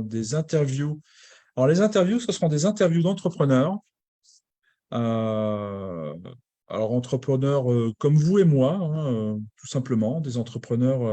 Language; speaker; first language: French; native; French